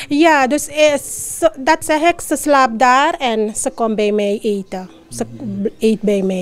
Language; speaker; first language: Dutch; non-native, local second language; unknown